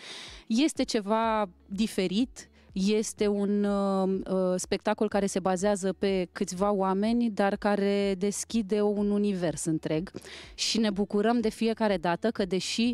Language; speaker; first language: Romanian; native; Romanian